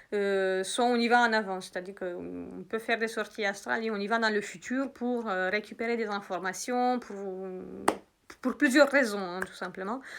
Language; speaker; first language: French; native; French